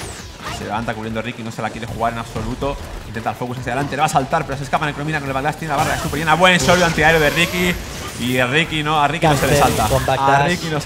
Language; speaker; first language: Spanish; native; Spanish